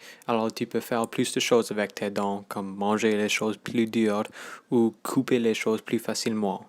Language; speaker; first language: French; non-native, local second language; English